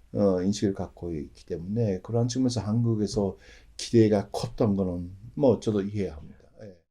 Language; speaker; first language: Korean; non-native, fluent; Japanese